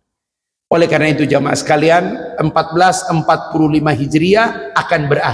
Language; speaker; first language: Indonesian; native; Indonesian